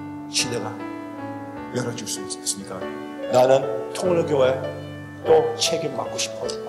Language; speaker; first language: Korean; early bilingual, heritage; Korean